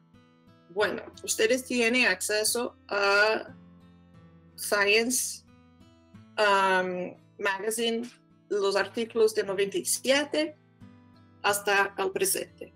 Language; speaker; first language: Spanish; non-native, fluent; Portuguese